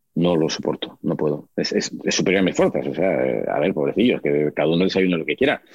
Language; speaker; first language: Spanish; native; Spanish